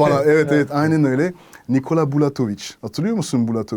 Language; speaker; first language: Turkish; non-native, fluent; French